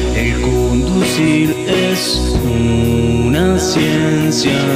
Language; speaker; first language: Spanish; native; Spanish